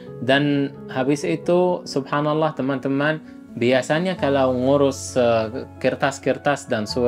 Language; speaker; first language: Indonesian; non-native, fluent; Arabic